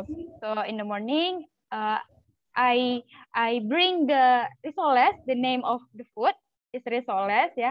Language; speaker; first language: English; non-native, learner; Malay